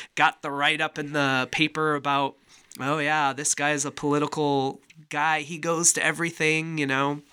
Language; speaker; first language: English; native; English